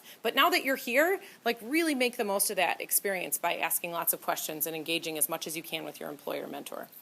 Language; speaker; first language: English; native; English